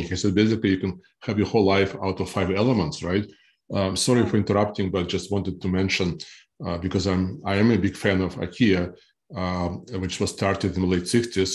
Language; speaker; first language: English; non-native, fluent; Russian